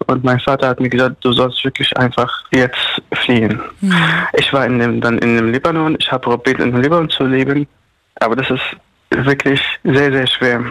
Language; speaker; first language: German; non-native, fluent; Arabic